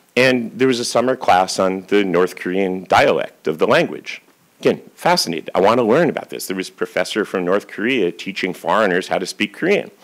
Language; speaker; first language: English; native; English